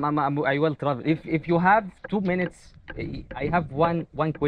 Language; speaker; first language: English; non-native, learner; Arabic